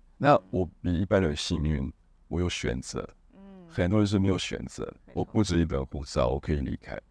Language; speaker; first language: Chinese; non-native, fluent; Hebrew